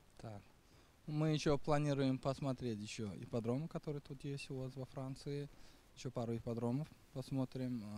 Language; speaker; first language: Russian; non-native, local second language; Uzbek